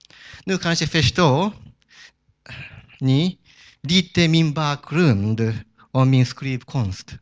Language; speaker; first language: Swedish; non-native, fluent; Japanese